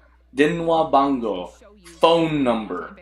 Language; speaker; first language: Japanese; non-native, learner; English